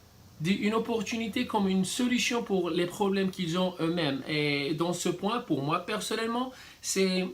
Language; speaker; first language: French; non-native, fluent; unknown